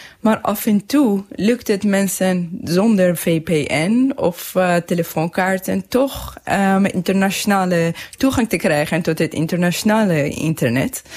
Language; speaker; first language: Dutch; non-native, fluent; Persian